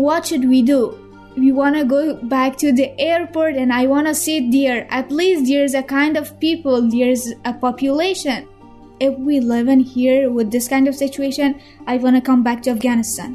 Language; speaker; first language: English; non-native, fluent; Persian